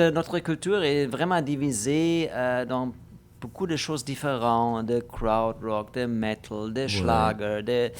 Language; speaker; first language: French; non-native, fluent; German